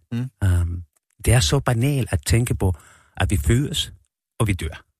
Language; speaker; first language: Danish; non-native, fluent; Spanish